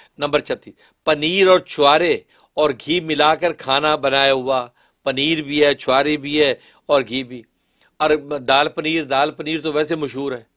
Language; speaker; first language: Urdu; non-native, local second language; Kashmiri